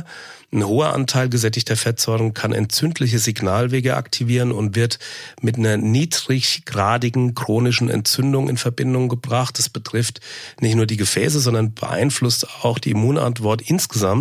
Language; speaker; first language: German; native; German